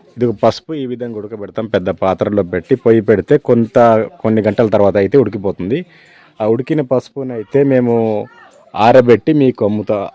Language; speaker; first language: Telugu; non-native, local second language; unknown